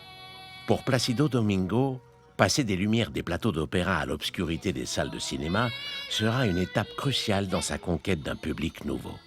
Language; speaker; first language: French; native; French